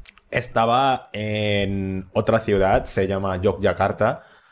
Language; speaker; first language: Spanish; non-native, fluent; Indonesian